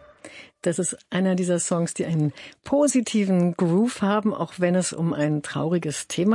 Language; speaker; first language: German; native; German